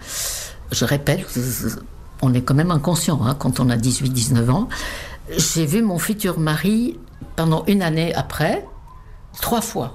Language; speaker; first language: French; non-native, fluent; Czech